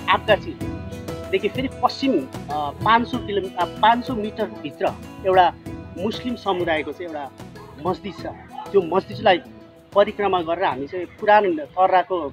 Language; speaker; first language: Nepali; native; Nepali